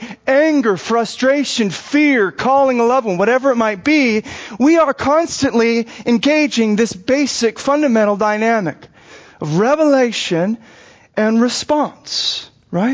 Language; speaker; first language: English; native; English